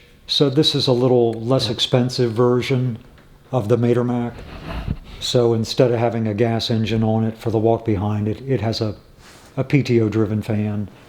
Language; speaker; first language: English; native; English